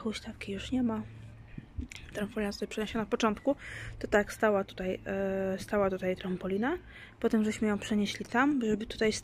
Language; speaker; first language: Polish; native; Polish